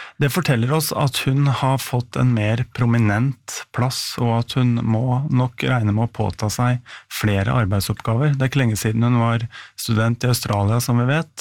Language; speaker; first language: Norwegian; native; Norwegian